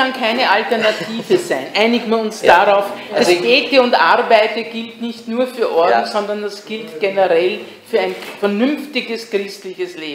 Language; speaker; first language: German; native; German